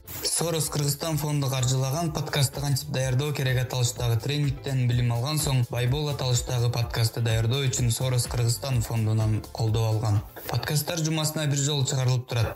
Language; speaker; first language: Kyrgyz; native; Kyrgyz